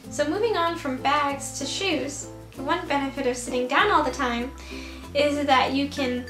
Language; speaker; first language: English; native; English